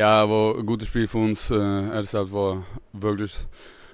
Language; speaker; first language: German; non-native, learner; Swedish